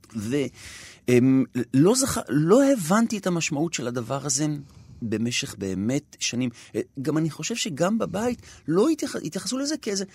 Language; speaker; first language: Hebrew; native; Hebrew